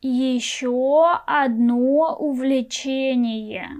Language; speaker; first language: Russian; non-native, fluent; Persian